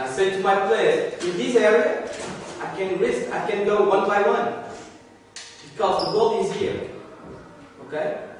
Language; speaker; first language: English; non-native, learner; Portuguese